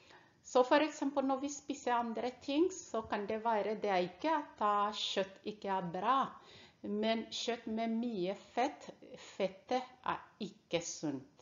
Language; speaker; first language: Norwegian; non-native, fluent; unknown